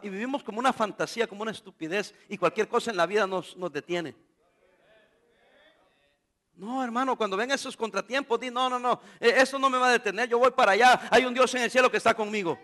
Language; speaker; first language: Spanish; native; Spanish